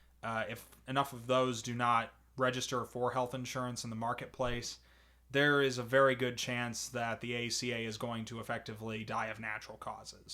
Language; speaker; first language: English; native; English